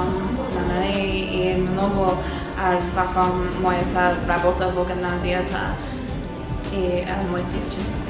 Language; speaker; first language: Macedonian; non-native, learner; English